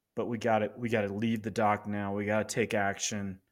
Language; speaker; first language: English; native; English